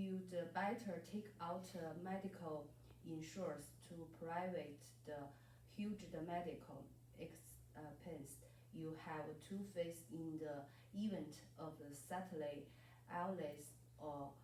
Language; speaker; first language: English; non-native, learner; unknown